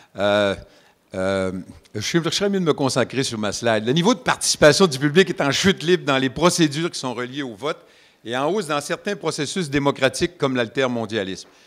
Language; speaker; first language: French; native; French